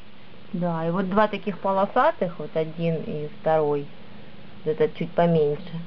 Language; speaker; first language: Russian; native; Russian